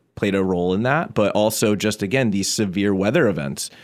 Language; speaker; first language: English; native; English